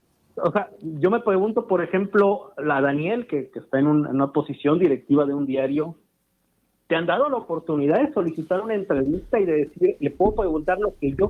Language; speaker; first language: Spanish; native; Spanish